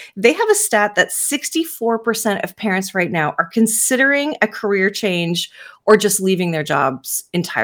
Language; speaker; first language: English; native; English